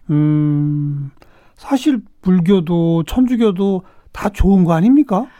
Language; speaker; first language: Korean; native; Korean